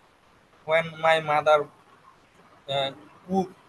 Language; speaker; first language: English; non-native, learner; Bangla